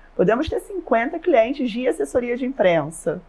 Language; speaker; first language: Portuguese; native; Portuguese